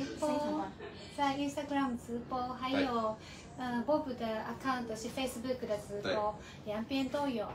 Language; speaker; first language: Chinese; non-native, fluent; Japanese